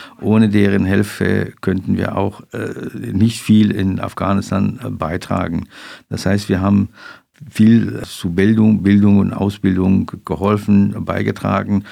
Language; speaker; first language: German; non-native, fluent; Persian